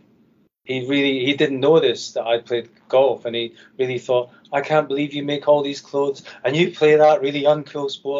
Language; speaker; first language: English; native; English